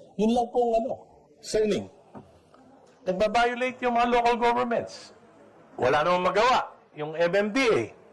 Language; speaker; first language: Filipino; native; Filipino